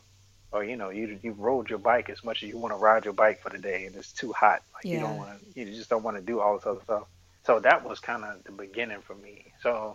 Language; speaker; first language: English; native; English